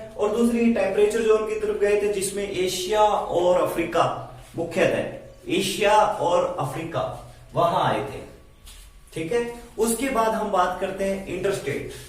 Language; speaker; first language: Hindi; native; Hindi